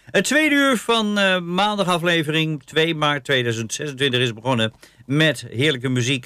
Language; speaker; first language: Dutch; native; Dutch